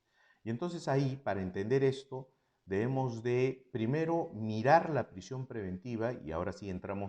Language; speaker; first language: Spanish; native; Spanish